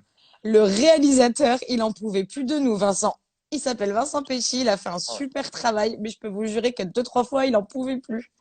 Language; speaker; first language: French; native; French